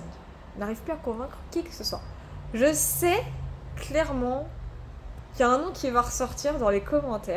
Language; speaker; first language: French; native; French